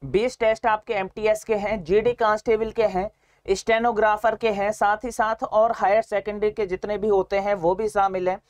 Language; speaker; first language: Hindi; native; Hindi